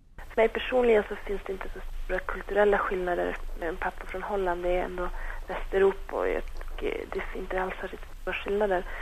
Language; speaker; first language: Swedish; native; Swedish